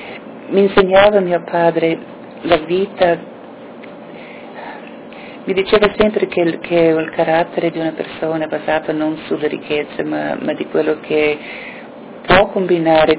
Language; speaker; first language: Italian; early bilingual, heritage; Italian